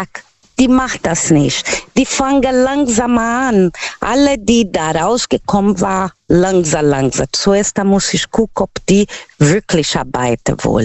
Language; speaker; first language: German; non-native, fluent; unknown